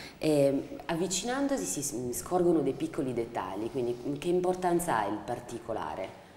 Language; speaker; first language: Italian; native; Italian